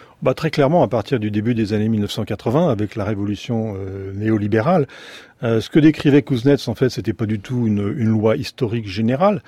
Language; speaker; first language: French; native; French